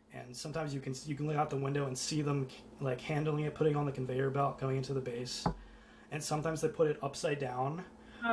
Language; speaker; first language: English; native; English